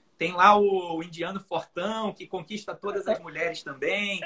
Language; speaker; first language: Portuguese; native; Portuguese